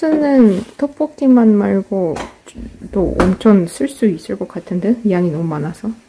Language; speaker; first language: Korean; non-native, fluent; Russian